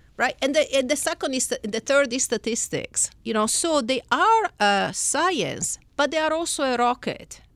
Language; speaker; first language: English; non-native, fluent; Italian